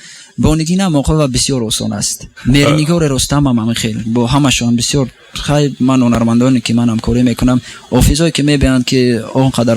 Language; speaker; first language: Persian; non-native, local second language; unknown